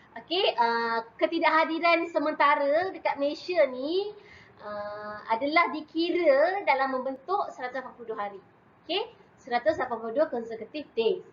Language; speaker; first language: Malay; native; Malay